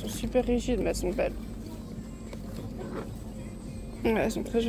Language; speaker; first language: French; native; French